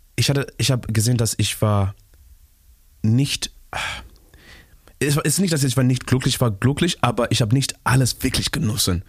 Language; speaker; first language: German; non-native, learner; Shona